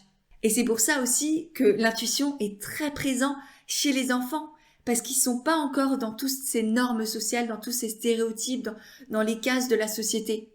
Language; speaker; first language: French; native; French